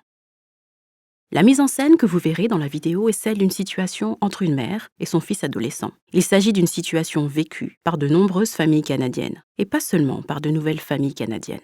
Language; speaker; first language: French; native; French